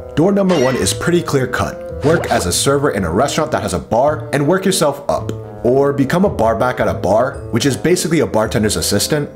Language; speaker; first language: English; native; English